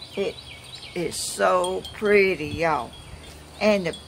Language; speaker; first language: English; native; English